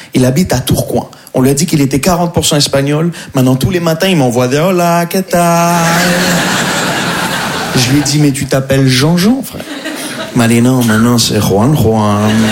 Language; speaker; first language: French; non-native, local second language; Arabic